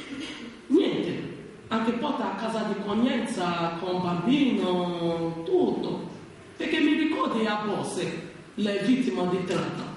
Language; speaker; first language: Italian; non-native, learner; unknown